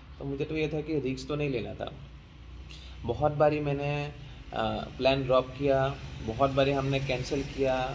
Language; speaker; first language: Hindi; non-native, local second language; Assamese